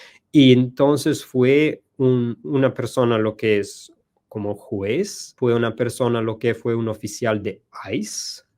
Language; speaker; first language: Spanish; non-native, learner; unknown